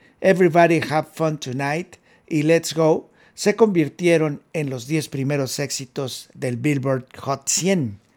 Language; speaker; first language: Spanish; native; Spanish